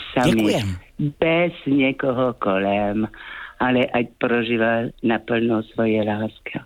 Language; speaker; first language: Czech; non-native, fluent; French